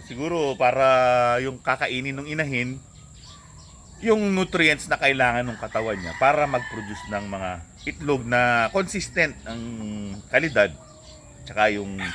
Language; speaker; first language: Filipino; non-native, local second language; Pampanga